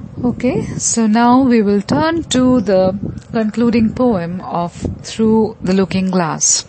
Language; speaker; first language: English; non-native, local second language; Bangla